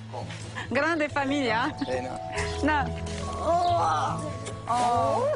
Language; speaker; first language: Spanish; non-native, learner; French